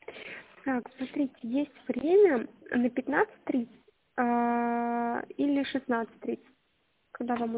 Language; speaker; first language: Russian; native; Russian